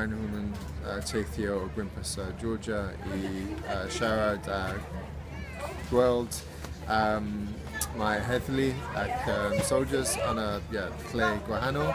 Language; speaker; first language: Welsh; non-native, learner; English